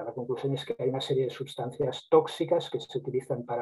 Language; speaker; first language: Spanish; native; Spanish